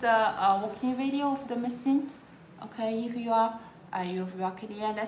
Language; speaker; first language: English; non-native, learner; Chinese